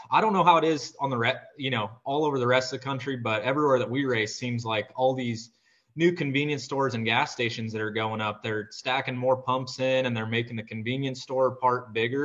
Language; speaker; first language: English; native; English